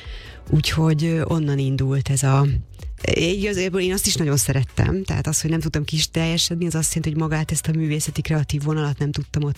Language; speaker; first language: Hungarian; native; Hungarian